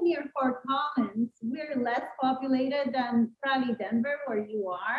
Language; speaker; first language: English; non-native, fluent; Spanish